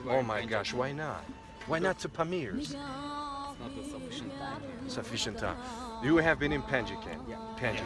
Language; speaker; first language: English; non-native, learner; Tajik